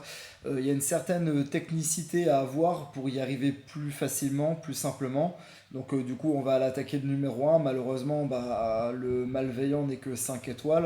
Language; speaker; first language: French; native; French